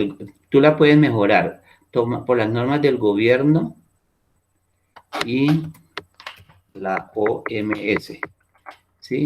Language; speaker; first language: Spanish; native; Spanish